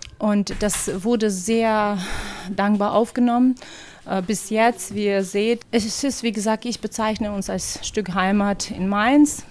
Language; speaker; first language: German; non-native, fluent; Ukrainian